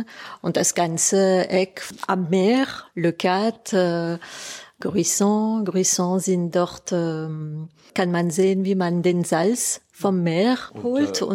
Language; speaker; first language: German; non-native, fluent; French